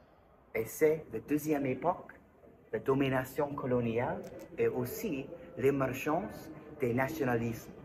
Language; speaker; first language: French; non-native, learner; English